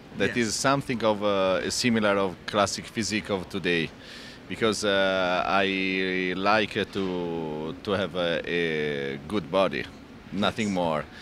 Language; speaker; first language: English; non-native, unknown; Italian